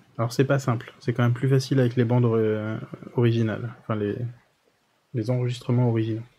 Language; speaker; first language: French; native; French